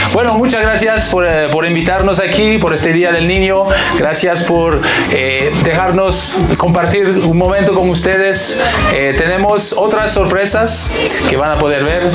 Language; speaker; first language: Spanish; non-native, fluent; English